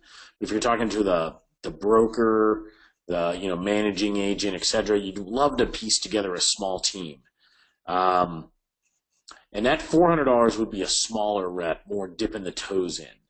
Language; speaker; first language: English; native; English